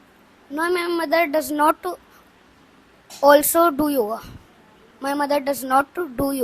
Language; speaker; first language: English; non-native, learner; Hindi